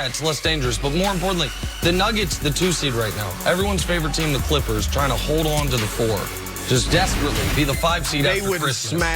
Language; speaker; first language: English; native; English